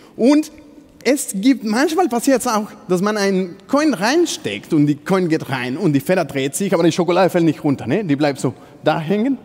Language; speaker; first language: German; non-native, fluent; Spanish